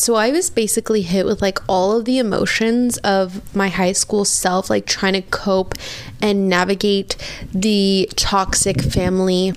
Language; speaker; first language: English; native; English